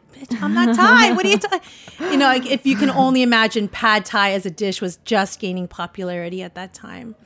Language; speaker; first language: English; native; English